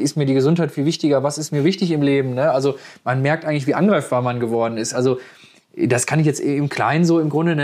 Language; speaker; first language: German; native; German